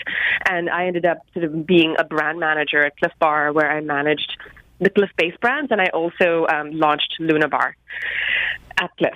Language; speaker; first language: English; non-native, local second language; Hindi